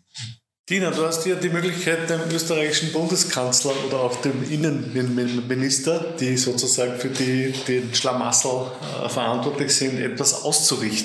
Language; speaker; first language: German; native; German